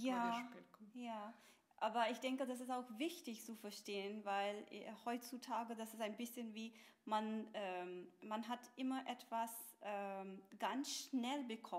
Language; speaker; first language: German; non-native, fluent; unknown